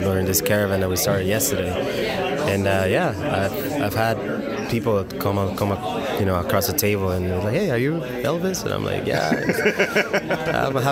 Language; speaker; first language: English; non-native, fluent; Spanish